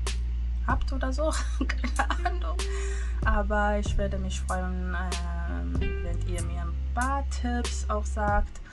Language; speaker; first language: German; non-native, fluent; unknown